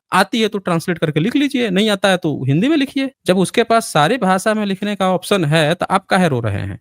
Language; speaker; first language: Hindi; native; Hindi